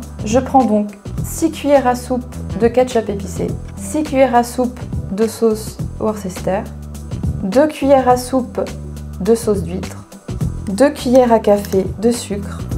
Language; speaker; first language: French; native; French